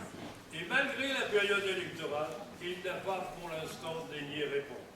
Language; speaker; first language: French; native; French